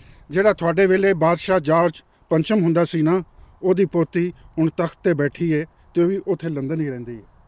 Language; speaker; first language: Punjabi; native; Punjabi